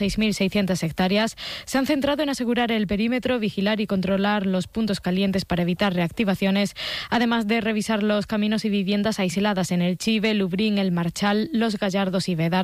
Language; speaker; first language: Spanish; native; Spanish